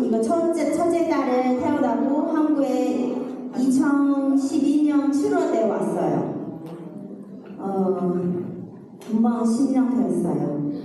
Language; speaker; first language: Korean; non-native, learner; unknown